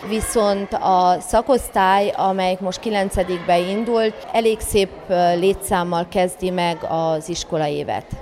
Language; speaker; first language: Hungarian; native; Hungarian